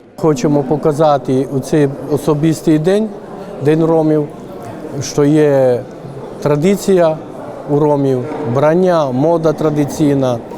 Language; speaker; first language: Ukrainian; non-native, local second language; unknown